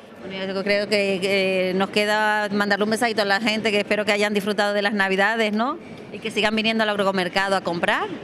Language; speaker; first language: Spanish; native; Spanish